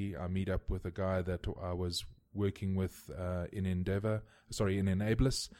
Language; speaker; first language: English; native; English